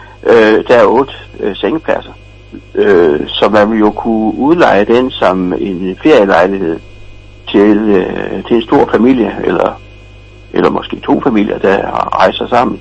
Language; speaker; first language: Danish; native; Danish